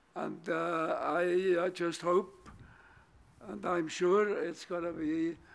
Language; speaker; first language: English; non-native, fluent; German